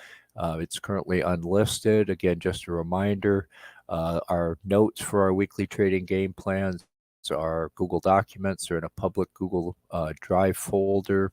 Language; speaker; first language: English; native; English